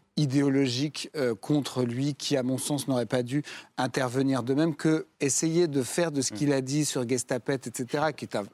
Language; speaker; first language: French; native; French